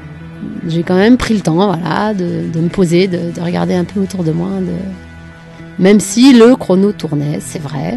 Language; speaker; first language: French; native; French